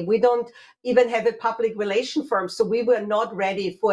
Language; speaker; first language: English; non-native, fluent; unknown